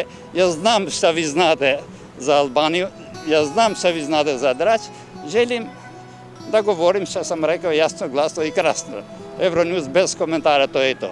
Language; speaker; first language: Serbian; non-native, learner; Albanian